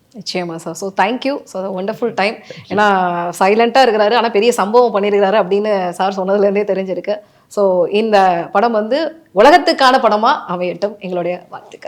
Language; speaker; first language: Tamil; native; Tamil